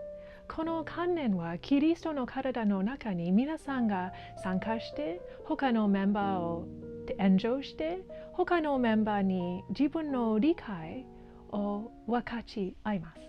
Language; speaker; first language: Japanese; non-native, learner; English